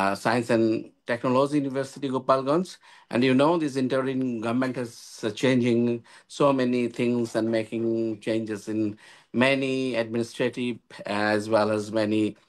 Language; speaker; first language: English; non-native, local second language; Bangla